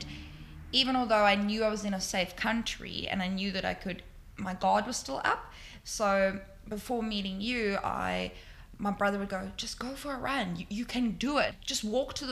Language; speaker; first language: English; native; English